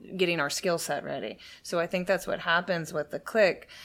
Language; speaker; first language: English; native; English